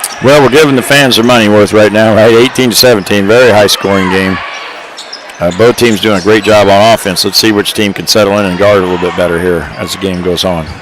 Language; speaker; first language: English; native; English